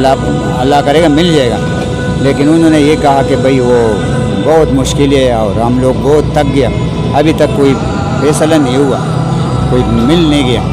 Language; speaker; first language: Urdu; non-native, local second language; Pashto